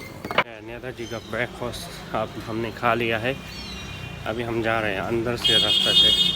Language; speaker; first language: Hindi; non-native, local second language; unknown